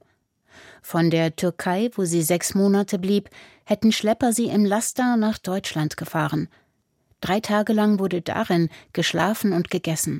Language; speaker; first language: German; native; German